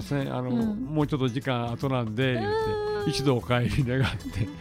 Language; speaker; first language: Japanese; native; Japanese